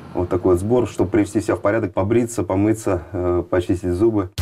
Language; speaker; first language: Russian; native; Russian